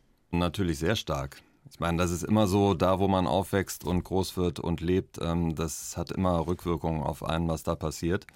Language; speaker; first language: German; native; German